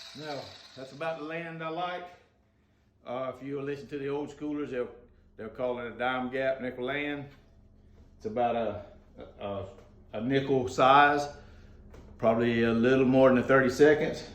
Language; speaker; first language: English; native; English